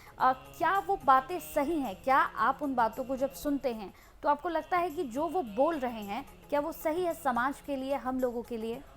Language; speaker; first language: Hindi; native; Hindi